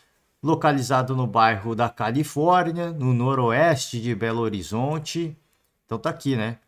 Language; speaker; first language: Portuguese; native; Portuguese